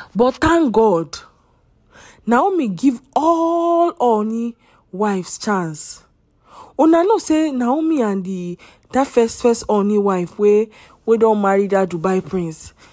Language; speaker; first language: Nigerian Pidgin; non-native, local second language; Yoruba